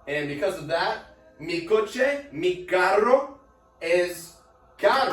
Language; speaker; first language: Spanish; non-native, learner; English